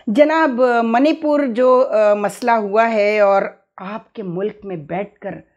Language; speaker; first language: Urdu; native; Urdu